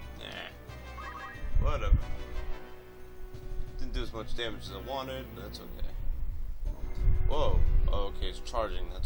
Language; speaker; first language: English; native; English